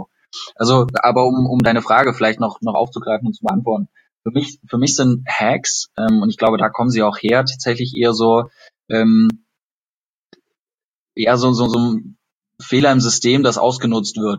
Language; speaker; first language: German; native; German